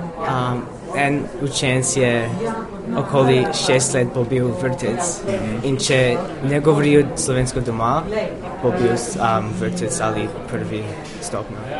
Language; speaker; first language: Slovenian; early bilingual, heritage; English